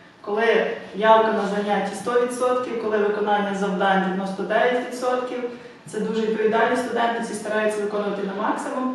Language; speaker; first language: Ukrainian; native; Ukrainian